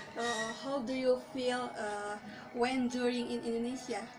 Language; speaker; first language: English; non-native, learner; Indonesian